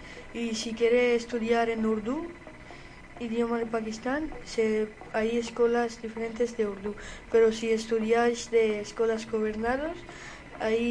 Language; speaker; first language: Spanish; non-native, learner; Urdu